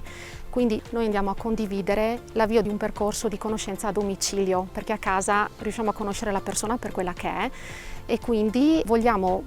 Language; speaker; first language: Italian; native; Italian